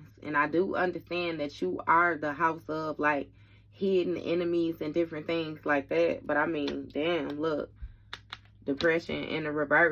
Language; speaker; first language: English; native; English